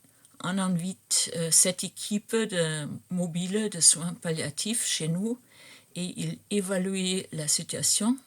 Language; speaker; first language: French; non-native, fluent; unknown